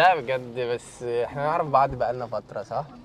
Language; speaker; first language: Arabic; native; Arabic